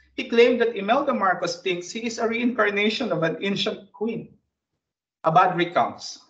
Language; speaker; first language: English; non-native, local second language; Bikol